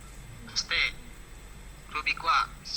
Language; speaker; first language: Japanese; non-native, learner; Indonesian